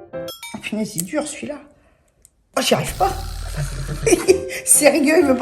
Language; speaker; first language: French; native; French